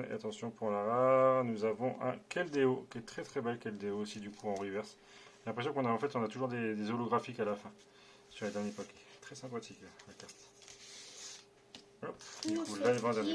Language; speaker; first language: French; native; French